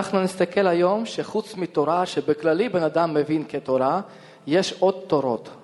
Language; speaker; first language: Hebrew; non-native, fluent; Russian